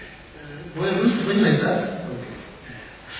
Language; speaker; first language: Russian; non-native, learner; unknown